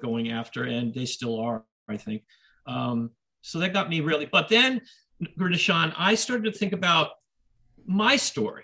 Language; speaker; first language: English; native; English